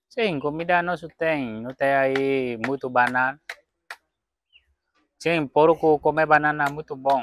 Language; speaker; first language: Portuguese; non-native, local second language; Vietnamese